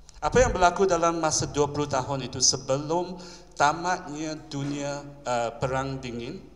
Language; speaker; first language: Malay; non-native, local second language; Chinese